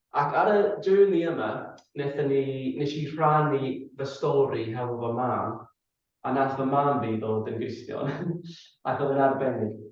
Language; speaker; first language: Welsh; non-native, fluent; English